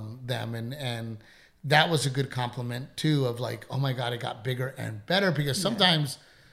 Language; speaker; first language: English; native; English